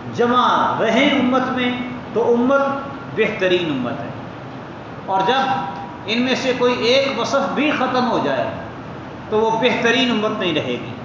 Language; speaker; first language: Urdu; non-native, local second language; Punjabi